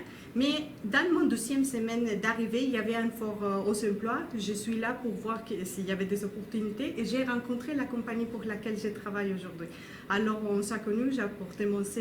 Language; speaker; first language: French; non-native, learner; Spanish